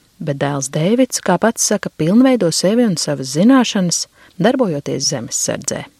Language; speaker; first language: Latvian; native; Latvian